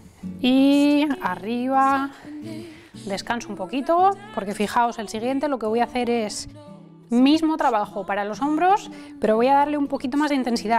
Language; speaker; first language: Spanish; native; Spanish